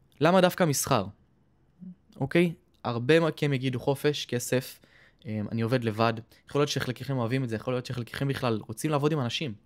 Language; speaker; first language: Hebrew; native; Hebrew